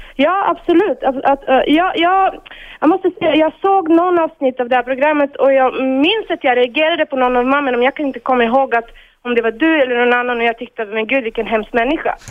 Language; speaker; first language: Swedish; non-native, fluent; Bulgarian